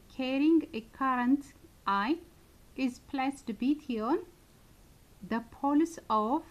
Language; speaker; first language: English; non-native, local second language; Amharic